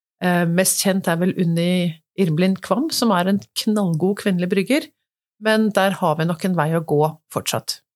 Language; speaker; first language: Norwegian; native; Norwegian